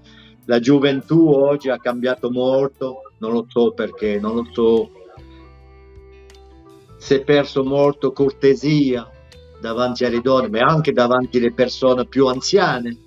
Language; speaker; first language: Italian; non-native, fluent; French